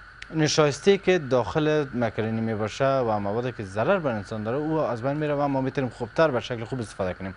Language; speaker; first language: Persian; native; Persian